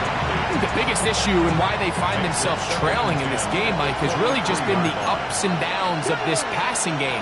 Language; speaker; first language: English; native; English